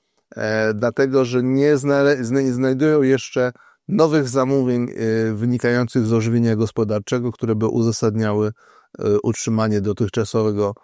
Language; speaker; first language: Polish; native; Polish